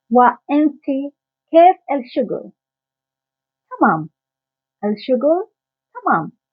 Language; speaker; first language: Arabic; non-native, learner; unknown